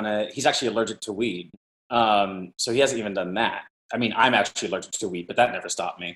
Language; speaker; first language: English; native; English